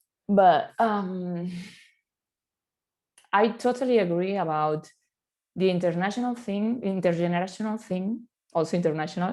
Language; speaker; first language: English; non-native, fluent; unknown